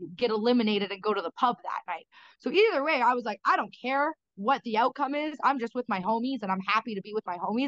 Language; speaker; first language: English; native; English